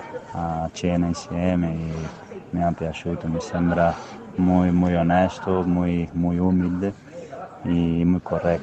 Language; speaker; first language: Italian; non-native, fluent; Portuguese